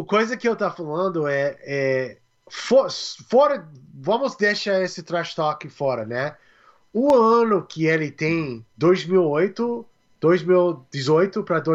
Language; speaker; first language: Portuguese; non-native, learner; English